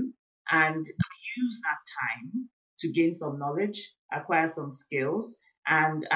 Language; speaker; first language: English; non-native, local second language; Igbo